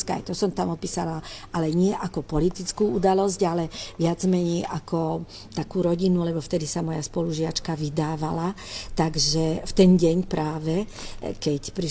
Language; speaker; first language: Slovak; native; Slovak